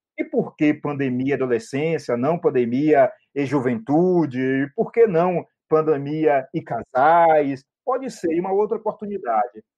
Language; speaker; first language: Portuguese; native; Portuguese